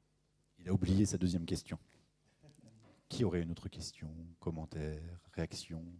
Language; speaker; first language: French; native; French